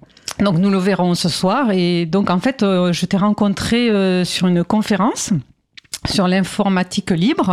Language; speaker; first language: French; native; French